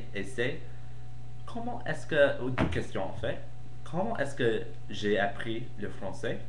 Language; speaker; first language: French; non-native, fluent; English